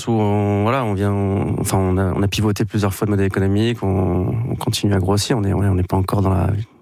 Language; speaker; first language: French; native; French